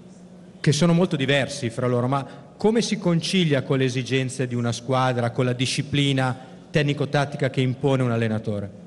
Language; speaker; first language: Italian; native; Italian